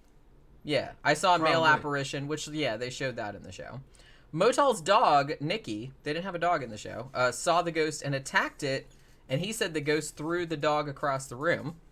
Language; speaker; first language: English; native; English